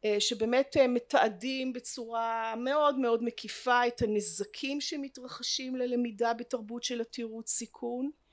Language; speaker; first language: Hebrew; native; Hebrew